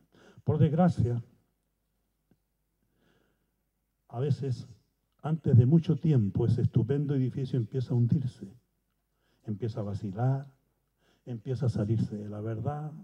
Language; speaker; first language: Spanish; native; Spanish